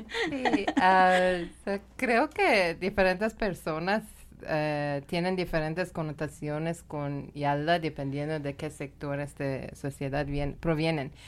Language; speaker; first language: Spanish; non-native, learner; Persian